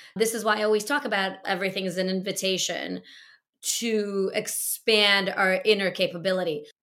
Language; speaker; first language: English; early bilingual, other home language; Russian